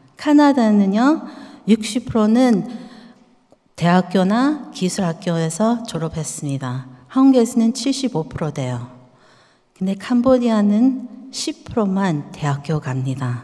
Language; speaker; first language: Korean; early bilingual, heritage; Korean